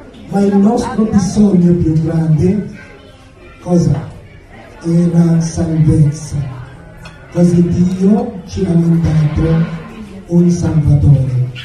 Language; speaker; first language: Italian; non-native, fluent; Filipino